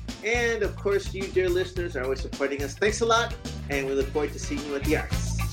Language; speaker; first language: English; early bilingual, other home language; Spanish